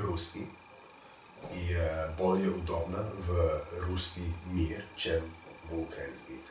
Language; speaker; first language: Russian; non-native, learner; English